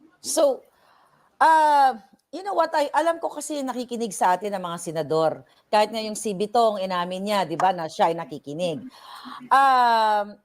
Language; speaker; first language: Filipino; native; Filipino